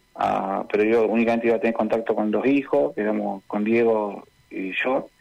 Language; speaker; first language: Spanish; native; Spanish